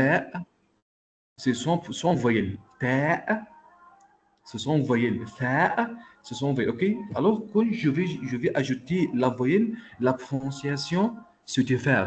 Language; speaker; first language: French; non-native, local second language; Arabic